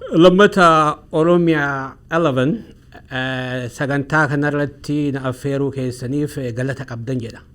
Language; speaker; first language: Oromo; native; Oromo